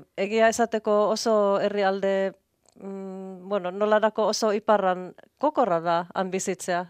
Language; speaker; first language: Basque; non-native, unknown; Finnish